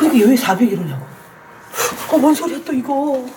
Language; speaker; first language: Korean; native; Korean